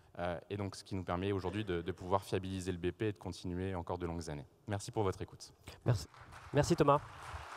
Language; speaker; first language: French; native; French